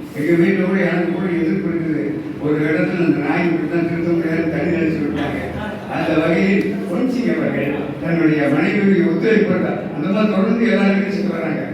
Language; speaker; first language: Tamil; native; Tamil